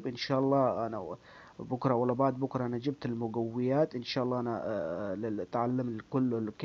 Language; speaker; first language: Arabic; non-native, learner; Urdu